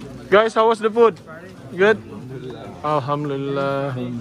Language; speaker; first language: English; non-native, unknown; Indonesian